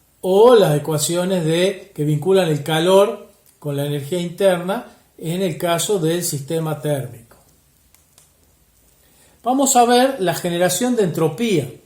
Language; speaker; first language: Spanish; native; Spanish